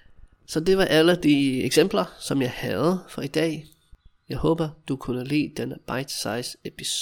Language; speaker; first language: Danish; non-native, fluent; English